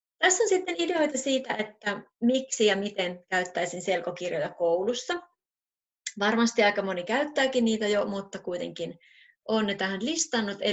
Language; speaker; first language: Finnish; native; Finnish